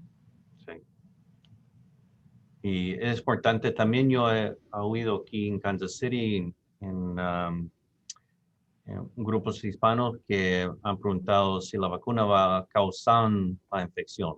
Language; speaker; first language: Spanish; non-native, fluent; English